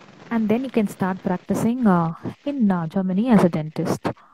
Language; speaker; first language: English; non-native, local second language; Tamil